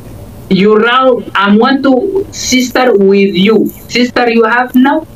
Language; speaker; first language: English; non-native, learner; Oromo